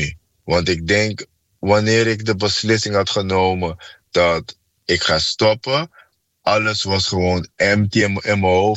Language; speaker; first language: Dutch; non-native, fluent; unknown